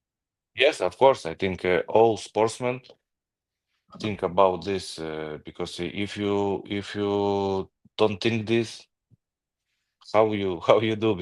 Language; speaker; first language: English; non-native, learner; Ukrainian